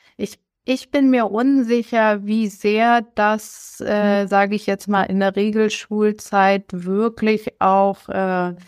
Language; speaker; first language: German; native; German